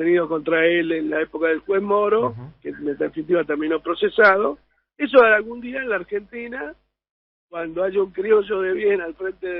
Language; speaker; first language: Spanish; native; Spanish